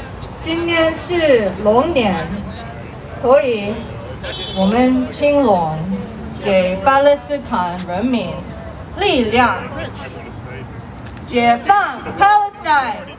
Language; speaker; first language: Chinese; non-native, fluent; Korean